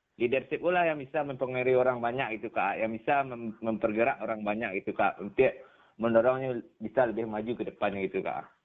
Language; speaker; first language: Indonesian; non-native, local second language; Minangkabau